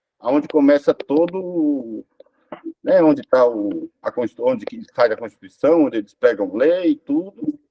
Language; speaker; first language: Portuguese; native; Portuguese